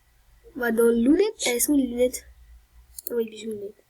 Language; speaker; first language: French; native; French